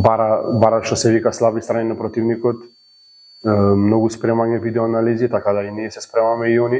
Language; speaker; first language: Macedonian; native; Macedonian